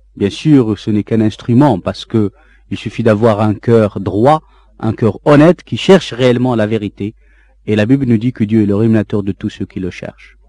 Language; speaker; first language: French; non-native, local second language; Arabic